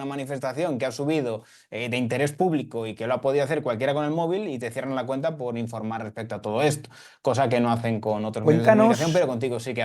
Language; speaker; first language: Spanish; native; Spanish